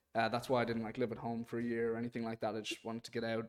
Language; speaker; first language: English; native; English